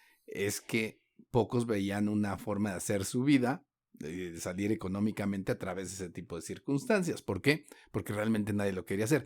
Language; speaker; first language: Spanish; native; Spanish